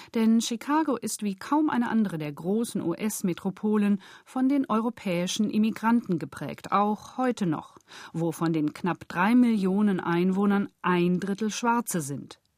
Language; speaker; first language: German; native; German